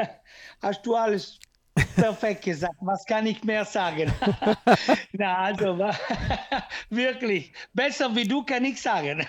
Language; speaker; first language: German; non-native, learner; Italian